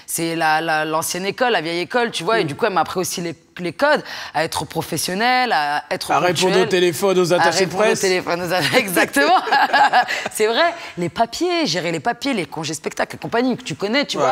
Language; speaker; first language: French; native; French